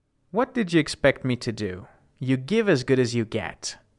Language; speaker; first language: English; non-native, fluent; Persian